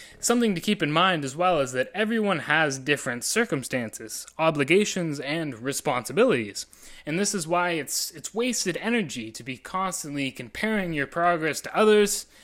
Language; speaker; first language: English; native; English